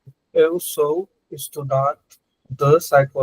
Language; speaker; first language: Portuguese; non-native, learner; Hindi